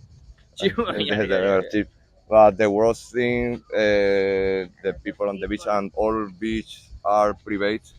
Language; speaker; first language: English; non-native, learner; Italian